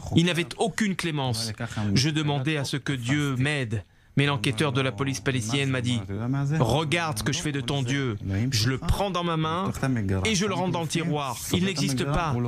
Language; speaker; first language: French; non-native, fluent; Arabic